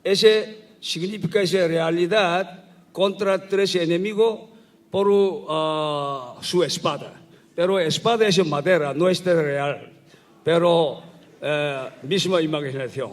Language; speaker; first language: Spanish; non-native, learner; Korean